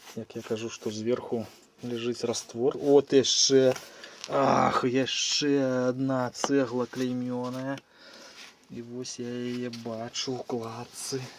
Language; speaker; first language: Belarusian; native; Belarusian